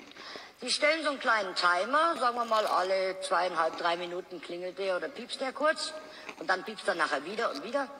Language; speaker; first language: German; native; German